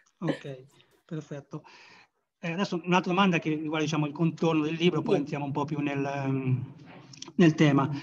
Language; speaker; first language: Italian; native; Italian